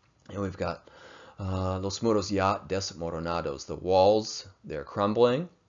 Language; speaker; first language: English; native; English